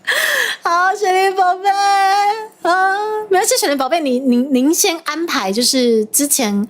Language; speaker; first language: Chinese; native; Chinese